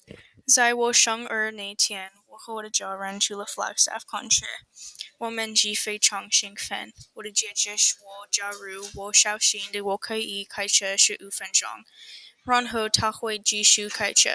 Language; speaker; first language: Chinese; non-native, learner; English